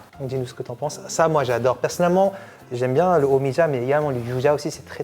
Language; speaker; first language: French; native; French